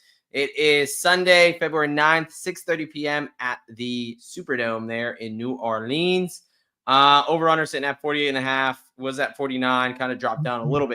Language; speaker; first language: English; native; English